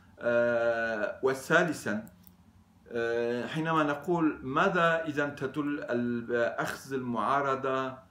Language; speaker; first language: Arabic; non-native, fluent; Turkish